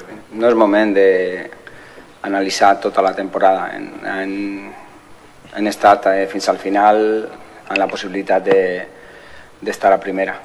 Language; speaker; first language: Catalan; non-native, fluent; Spanish